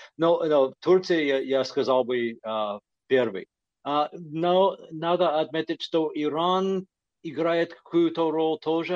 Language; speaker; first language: Russian; non-native, fluent; English